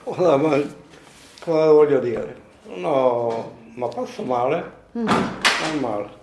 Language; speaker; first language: Italian; non-native, learner; Maltese